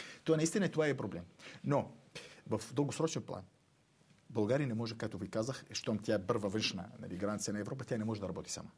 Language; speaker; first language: Bulgarian; non-native, fluent; Arabic